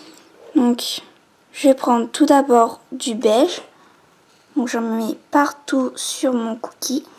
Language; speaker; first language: French; native; French